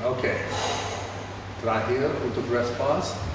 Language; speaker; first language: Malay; non-native, fluent; English